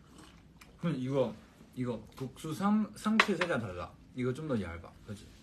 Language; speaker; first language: Korean; non-native, fluent; Chinese